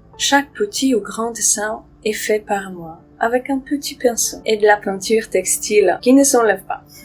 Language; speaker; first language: French; non-native, fluent; Polish